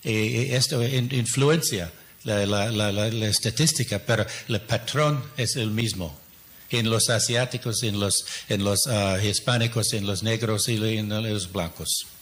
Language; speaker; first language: Spanish; non-native, fluent; English